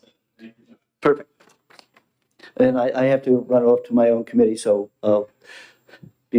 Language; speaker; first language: English; native; English